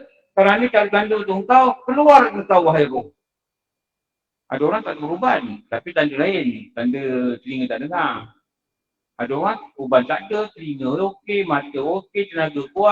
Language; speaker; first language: Malay; native; Malay